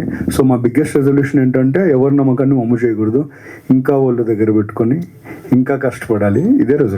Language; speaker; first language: Telugu; native; Telugu